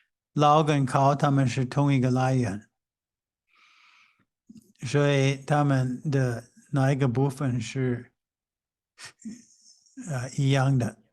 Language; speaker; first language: Chinese; non-native, fluent; English